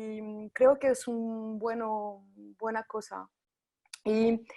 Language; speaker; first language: Spanish; non-native, fluent; French